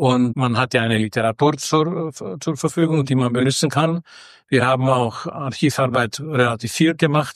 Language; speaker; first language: German; non-native, fluent; Romanian